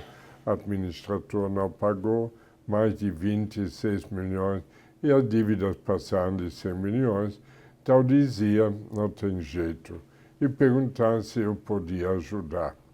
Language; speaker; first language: Portuguese; non-native, fluent; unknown